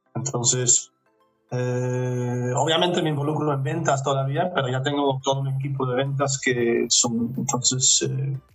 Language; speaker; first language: Spanish; non-native, fluent; Dutch